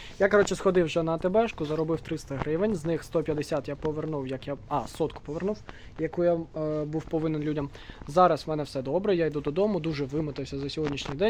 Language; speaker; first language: Ukrainian; non-native, local second language; Russian